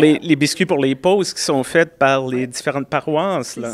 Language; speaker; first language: French; native; French